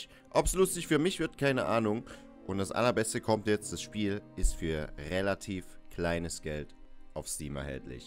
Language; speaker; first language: German; native; German